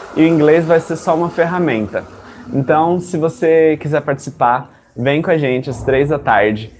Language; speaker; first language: Portuguese; native; Portuguese